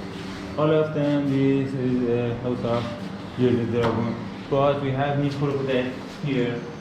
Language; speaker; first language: English; non-native, learner; Persian